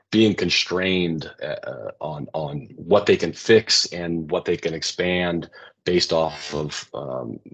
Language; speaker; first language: English; native; English